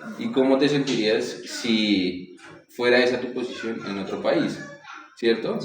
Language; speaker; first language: Spanish; native; Spanish